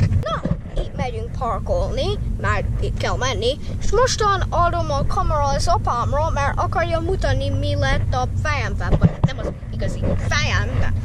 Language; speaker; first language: Hungarian; early bilingual, heritage; Hungarian